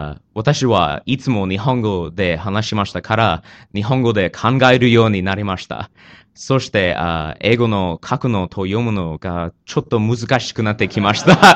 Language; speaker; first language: Japanese; non-native, learner; English